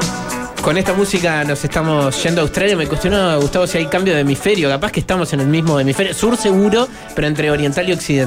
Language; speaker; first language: Spanish; native; Spanish